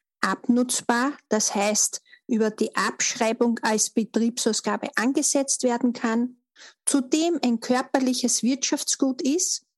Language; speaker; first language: German; native; German